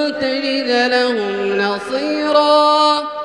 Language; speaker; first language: Arabic; native; Arabic